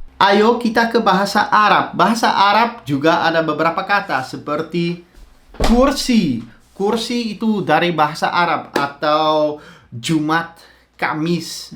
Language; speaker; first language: Indonesian; non-native, fluent; Dutch